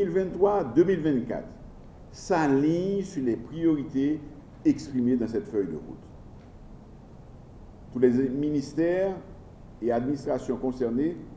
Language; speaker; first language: French; non-native, local second language; Haitian Creole